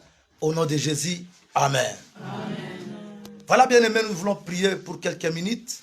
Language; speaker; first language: French; non-native, local second language; Lingala